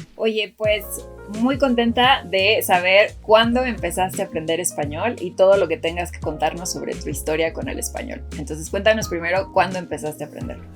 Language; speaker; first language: Spanish; native; Spanish